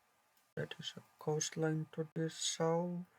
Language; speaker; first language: English; non-native, fluent; Polish